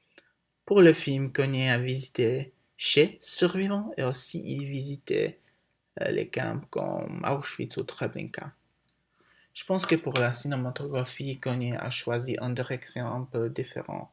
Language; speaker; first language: French; non-native, learner; English